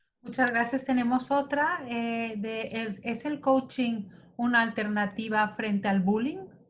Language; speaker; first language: Spanish; native; Spanish